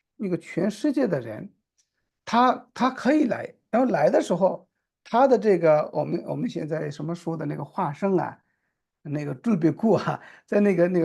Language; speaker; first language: Chinese; non-native, local second language; Tibetan